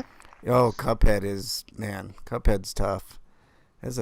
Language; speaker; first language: English; native; English